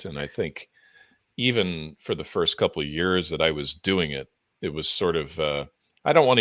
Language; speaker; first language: English; native; English